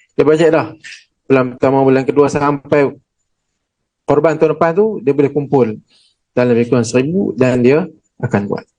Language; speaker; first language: Malay; native; Malay